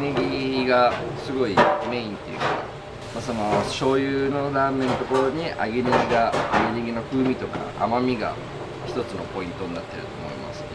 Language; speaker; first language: Japanese; native; Japanese